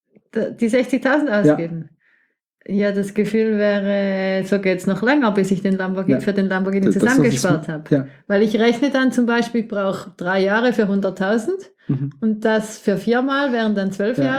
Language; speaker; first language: German; native; German